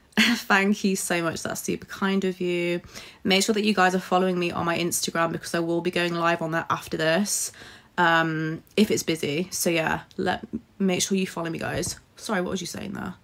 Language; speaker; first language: English; native; English